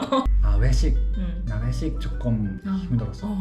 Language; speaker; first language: Korean; non-native, learner; Japanese